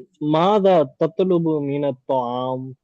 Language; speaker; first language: Arabic; non-native, learner; Tamil